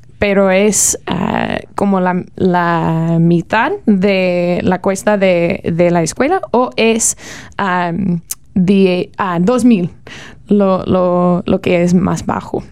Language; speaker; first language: Spanish; non-native, learner; English